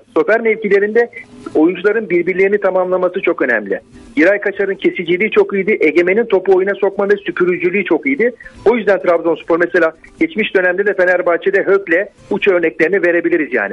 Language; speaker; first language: Turkish; native; Turkish